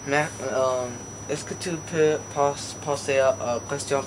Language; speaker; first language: French; non-native, learner; Spanish